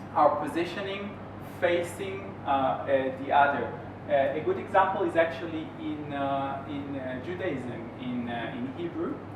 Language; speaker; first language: English; non-native, fluent; Hebrew